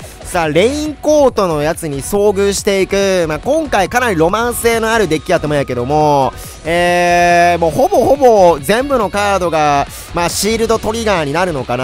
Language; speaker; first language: Japanese; native; Japanese